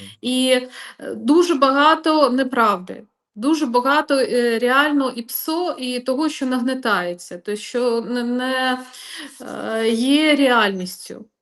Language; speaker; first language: Ukrainian; non-native, local second language; Russian